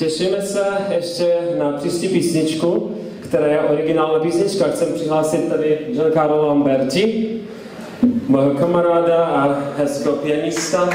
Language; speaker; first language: Czech; non-native, learner; Ukrainian